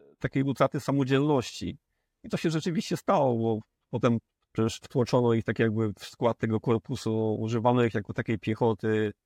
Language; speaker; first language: Polish; native; Polish